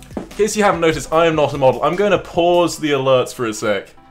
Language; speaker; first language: English; native; English